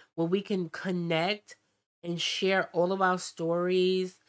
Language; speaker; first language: English; native; English